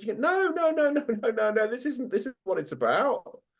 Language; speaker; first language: English; native; English